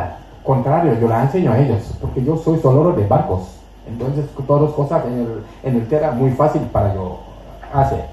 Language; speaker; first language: Spanish; non-native, learner; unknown